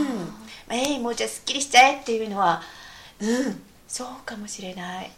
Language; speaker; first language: Japanese; native; Japanese